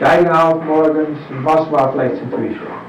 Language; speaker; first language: German; non-native, fluent; English